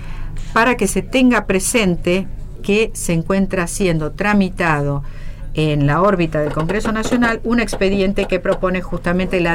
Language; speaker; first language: Spanish; native; Spanish